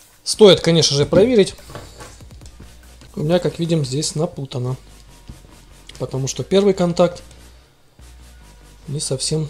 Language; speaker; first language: Russian; native; Russian